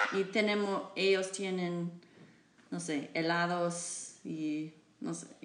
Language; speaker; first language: Spanish; non-native, learner; English